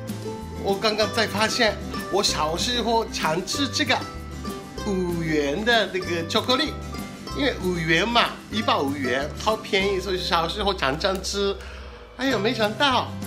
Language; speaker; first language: Chinese; non-native, fluent; Japanese